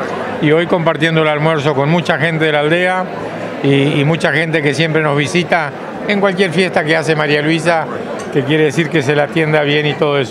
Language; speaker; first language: Spanish; native; Spanish